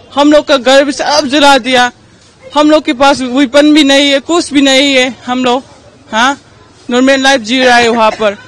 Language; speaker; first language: Hindi; non-native, local second language; Manipuri